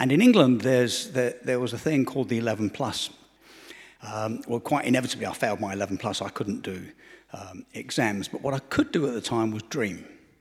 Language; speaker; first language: English; native; English